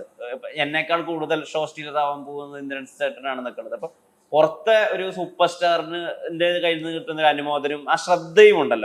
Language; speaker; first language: Malayalam; native; Malayalam